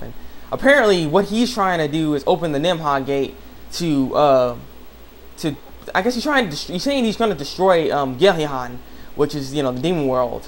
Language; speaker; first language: English; native; English